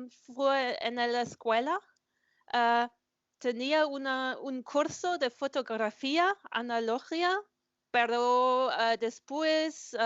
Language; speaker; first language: Spanish; non-native, learner; German